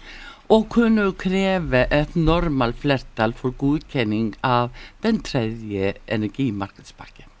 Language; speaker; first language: Norwegian; non-native, learner; Icelandic